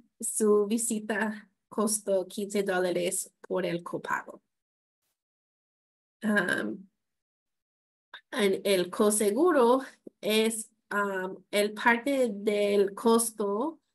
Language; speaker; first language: Spanish; non-native, fluent; English